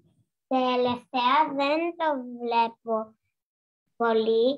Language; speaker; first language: Greek; non-native, learner; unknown